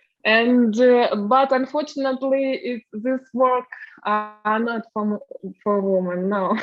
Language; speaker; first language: English; non-native, learner; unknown